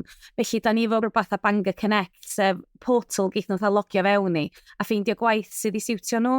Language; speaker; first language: Welsh; native; Welsh